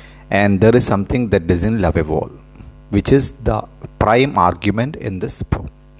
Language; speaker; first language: English; non-native, local second language; Malayalam